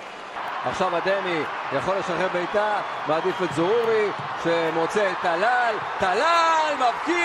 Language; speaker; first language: Hebrew; native; Hebrew